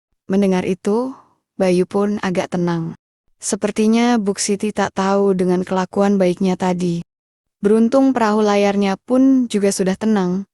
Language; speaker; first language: Indonesian; native; Indonesian